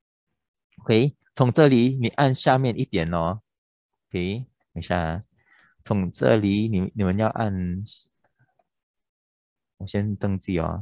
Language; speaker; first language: Chinese; non-native, local second language; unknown